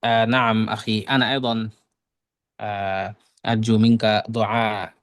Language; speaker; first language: Arabic; non-native, fluent; Bangla